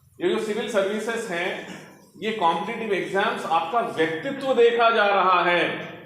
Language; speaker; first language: Hindi; non-native, local second language; Telugu